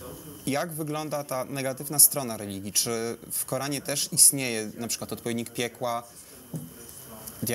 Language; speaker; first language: Polish; native; Polish